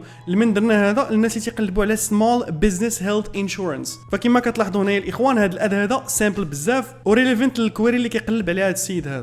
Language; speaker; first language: Arabic; native; Arabic